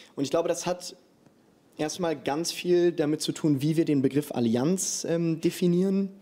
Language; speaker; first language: German; native; German